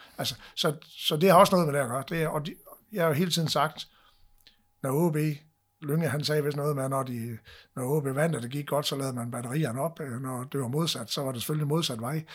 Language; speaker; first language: Danish; native; Danish